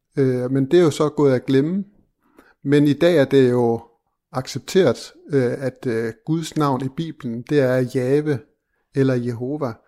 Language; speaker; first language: Danish; native; Danish